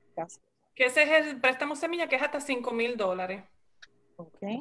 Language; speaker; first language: Spanish; early bilingual, heritage; Spanish